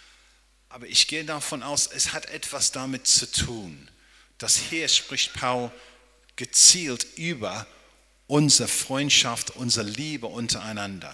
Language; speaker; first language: German; non-native, fluent; English